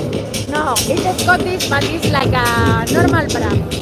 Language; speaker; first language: English; non-native, fluent; Spanish